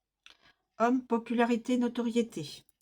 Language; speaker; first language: French; native; French